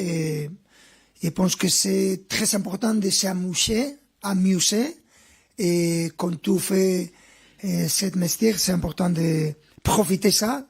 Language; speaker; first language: French; non-native, fluent; Spanish